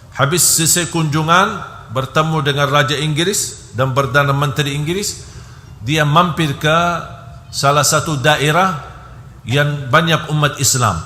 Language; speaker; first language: Indonesian; non-native, fluent; Arabic